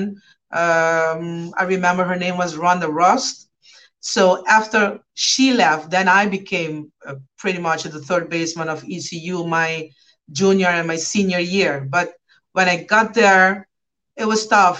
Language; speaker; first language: English; non-native, fluent; Papiamento